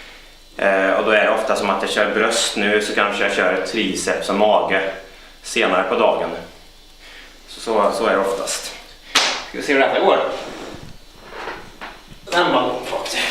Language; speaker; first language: Swedish; native; Swedish